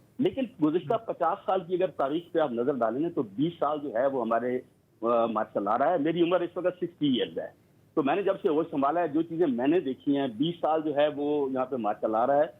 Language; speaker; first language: Urdu; non-native, local second language; Punjabi